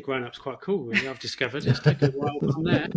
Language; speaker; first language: English; native; English